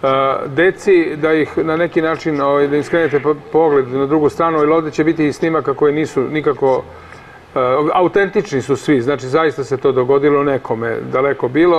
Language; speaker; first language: Croatian; native; Croatian